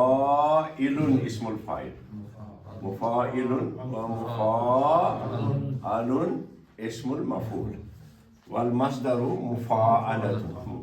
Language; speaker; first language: Arabic; non-native, fluent; Kashmiri